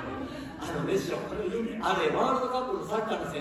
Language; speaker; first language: Japanese; native; Japanese